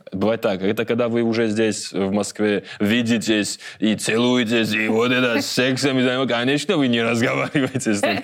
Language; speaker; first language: Russian; native; Russian